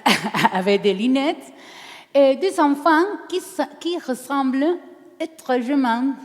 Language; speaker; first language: French; non-native, learner; Spanish